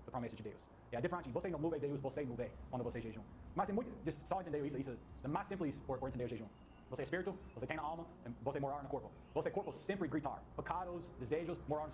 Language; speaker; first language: Portuguese; non-native, learner; English